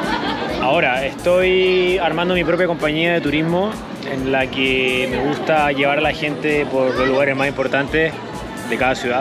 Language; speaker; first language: Spanish; native; Spanish